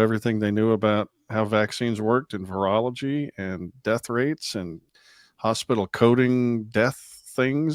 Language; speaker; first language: English; native; English